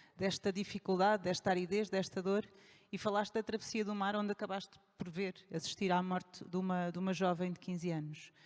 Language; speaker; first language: Portuguese; native; Portuguese